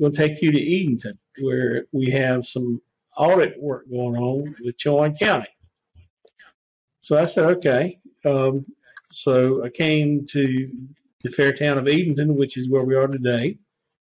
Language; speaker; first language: English; native; English